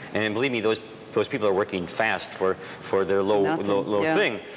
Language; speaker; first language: English; native; English